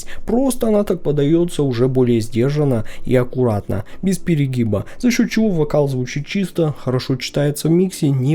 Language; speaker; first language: Russian; native; Russian